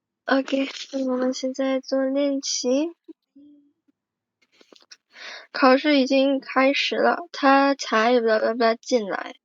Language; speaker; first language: Chinese; non-native, fluent; Indonesian